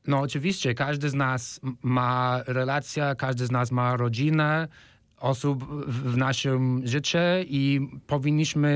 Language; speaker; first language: Polish; non-native, fluent; English